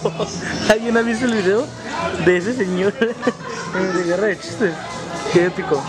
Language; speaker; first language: Spanish; native; Spanish